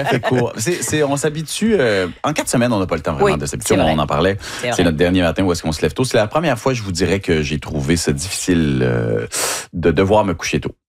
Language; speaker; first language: French; native; French